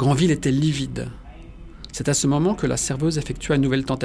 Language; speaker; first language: French; native; French